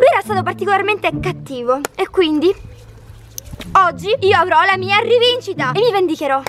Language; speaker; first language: Italian; native; Italian